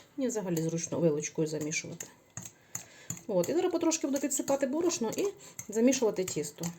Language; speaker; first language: Ukrainian; native; Ukrainian